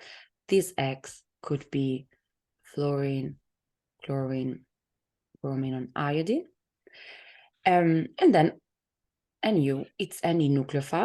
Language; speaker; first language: English; non-native, fluent; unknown